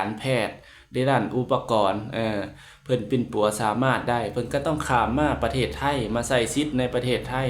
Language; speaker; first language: Thai; non-native, local second language; Lao